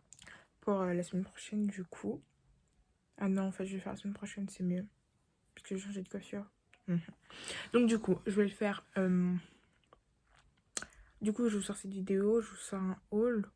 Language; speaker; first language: French; native; French